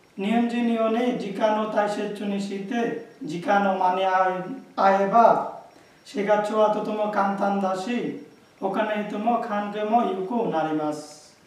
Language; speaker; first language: Japanese; non-native, learner; Bangla